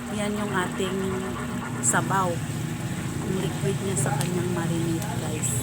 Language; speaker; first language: Filipino; non-native, local second language; Hiligaynon